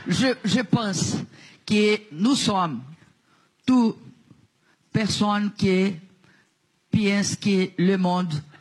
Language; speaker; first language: French; non-native, learner; Portuguese